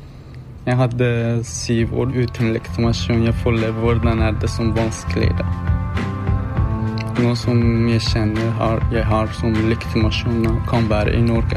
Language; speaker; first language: Norwegian; non-native, learner; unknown